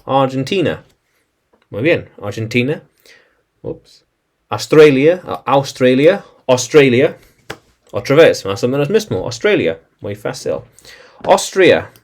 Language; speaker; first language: Spanish; non-native, learner; English